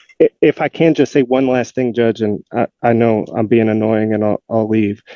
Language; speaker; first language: English; native; English